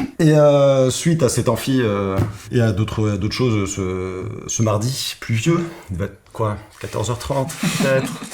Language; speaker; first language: French; non-native, local second language; Arabic